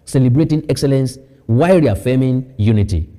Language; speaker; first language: English; non-native, local second language; Yoruba